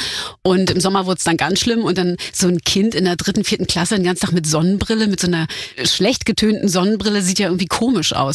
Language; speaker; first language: German; native; German